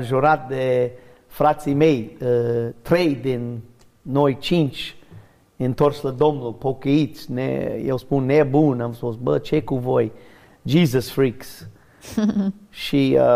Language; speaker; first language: Romanian; non-native, learner; English